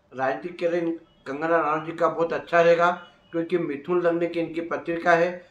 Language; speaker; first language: Hindi; native; Hindi